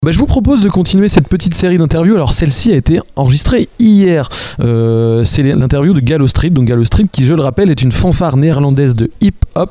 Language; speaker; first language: French; native; French